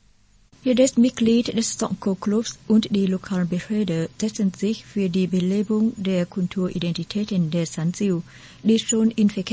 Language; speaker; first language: German; non-native, fluent; Vietnamese